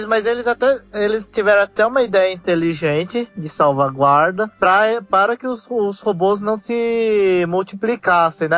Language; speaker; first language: Portuguese; native; Portuguese